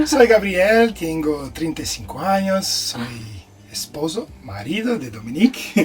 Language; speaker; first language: Spanish; non-native, learner; Portuguese